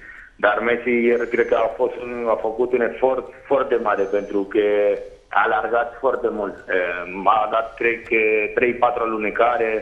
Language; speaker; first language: Romanian; non-native, fluent; Spanish